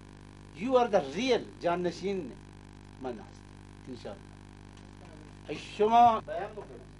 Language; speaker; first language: Persian; non-native, fluent; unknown